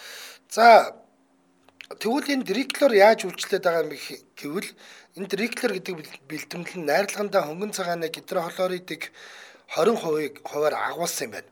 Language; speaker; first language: Mongolian; native; Mongolian